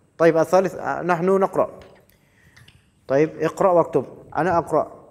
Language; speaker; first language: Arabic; non-native, fluent; Indonesian